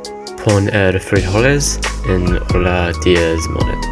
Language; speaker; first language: Spanish; non-native, learner; English